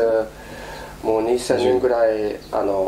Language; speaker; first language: Japanese; non-native, fluent; German